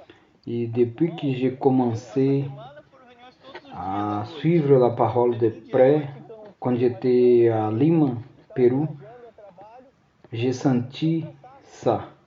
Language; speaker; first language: French; non-native, learner; Portuguese